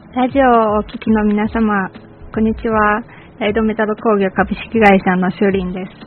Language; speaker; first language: Japanese; non-native, fluent; Chinese